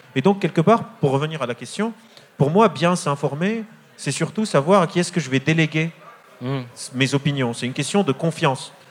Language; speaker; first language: French; non-native, local second language; Arabic